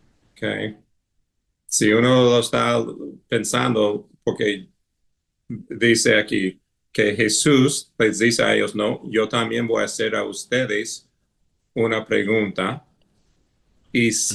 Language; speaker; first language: Spanish; non-native, fluent; English